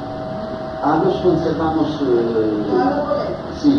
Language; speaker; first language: Spanish; non-native, fluent; French